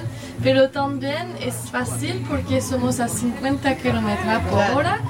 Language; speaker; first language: Spanish; non-native, learner; French